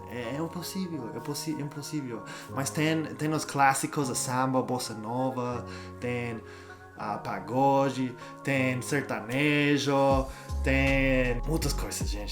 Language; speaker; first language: Portuguese; non-native, learner; English